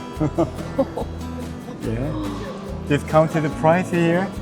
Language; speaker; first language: English; non-native, learner; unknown